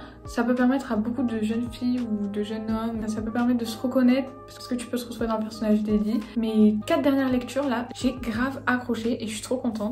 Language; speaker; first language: French; native; French